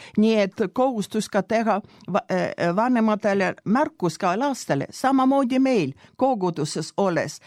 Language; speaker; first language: Estonian; non-native, local second language; Russian